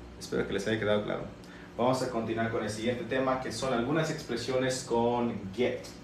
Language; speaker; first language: Spanish; early bilingual, heritage; Spanish